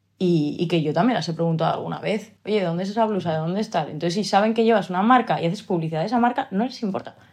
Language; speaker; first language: Spanish; native; Spanish